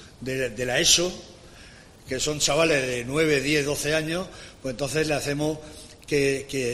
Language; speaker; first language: Spanish; native; Spanish